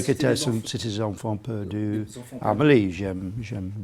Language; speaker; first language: French; non-native, learner; English